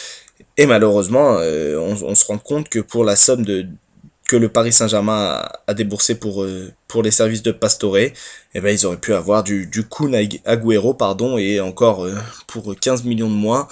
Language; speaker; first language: French; native; French